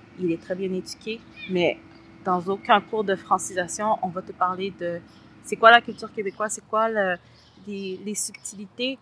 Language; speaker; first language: French; early bilingual, other home language; Spanish